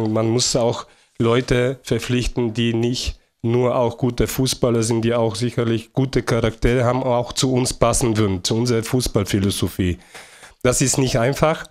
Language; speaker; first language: German; non-native, fluent; Bulgarian